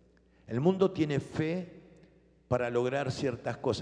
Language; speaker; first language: Spanish; native; Spanish